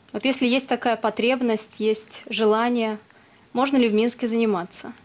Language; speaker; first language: Russian; native; Russian